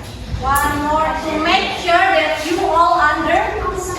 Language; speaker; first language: English; non-native, learner; Indonesian